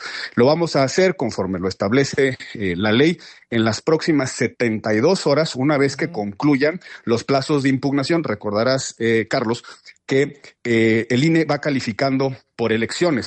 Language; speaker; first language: Spanish; native; Spanish